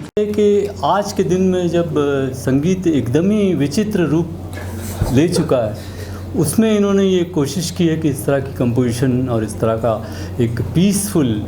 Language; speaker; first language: Hindi; native; Hindi